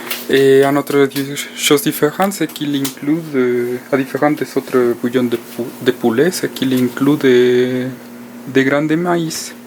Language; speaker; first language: French; non-native, fluent; Spanish